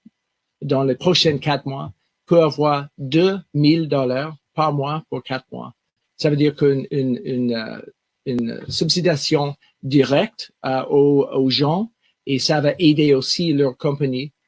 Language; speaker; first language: French; non-native, local second language; English